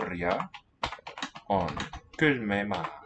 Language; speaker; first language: Finnish; non-native, learner; English